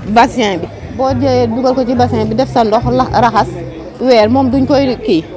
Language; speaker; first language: Wolof; non-native, local second language; Serer